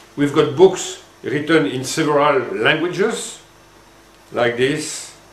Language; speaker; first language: English; non-native, fluent; French